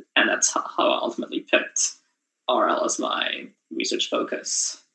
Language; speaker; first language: English; non-native, fluent; Japanese